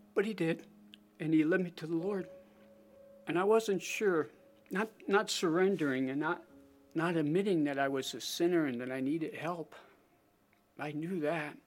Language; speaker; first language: English; native; English